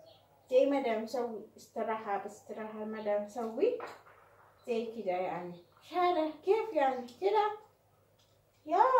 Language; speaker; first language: Arabic; non-native, learner; Oromo